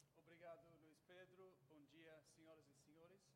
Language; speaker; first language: Portuguese; non-native, fluent; English